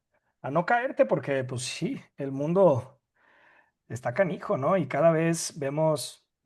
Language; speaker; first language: Spanish; native; Spanish